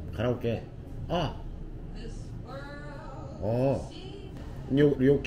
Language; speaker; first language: Japanese; non-native, learner; Korean